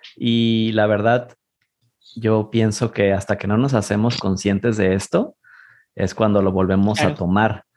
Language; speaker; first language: Spanish; native; Spanish